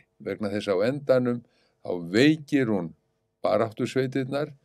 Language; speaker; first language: Icelandic; native; Icelandic